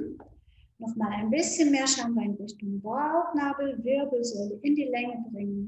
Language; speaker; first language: German; native; German